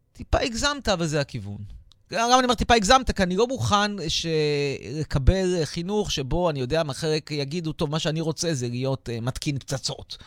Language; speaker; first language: Hebrew; native; Hebrew